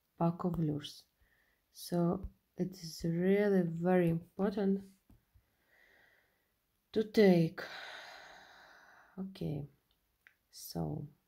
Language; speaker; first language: English; non-native, learner; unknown